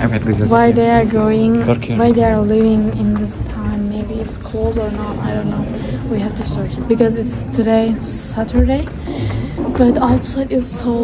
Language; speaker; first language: English; non-native, learner; Turkish